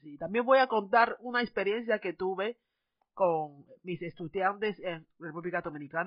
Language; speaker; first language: Spanish; non-native, fluent; Chinese